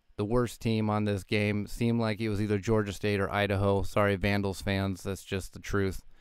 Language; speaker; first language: English; native; English